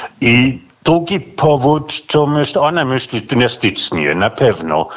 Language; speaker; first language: Polish; non-native, fluent; Danish